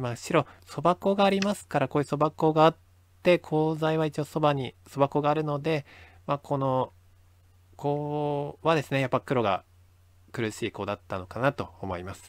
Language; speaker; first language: Japanese; native; Japanese